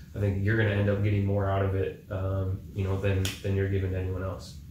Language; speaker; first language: English; native; English